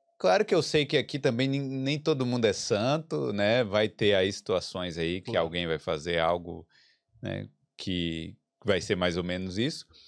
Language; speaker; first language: Portuguese; native; Portuguese